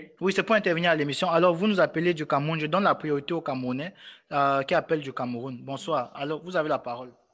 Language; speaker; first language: French; native; French